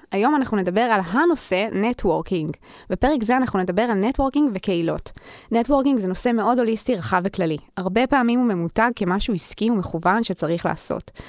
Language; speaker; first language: Hebrew; native; Hebrew